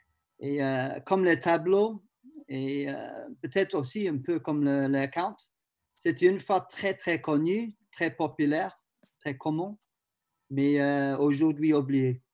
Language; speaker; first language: French; non-native, learner; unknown